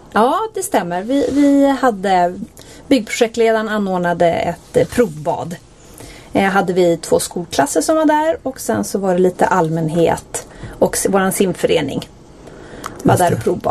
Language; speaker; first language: Swedish; native; Swedish